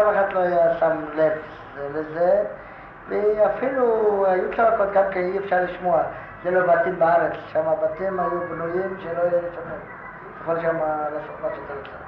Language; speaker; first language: Hebrew; non-native, fluent; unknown